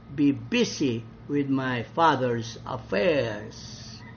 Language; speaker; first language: English; non-native, local second language; Cebuano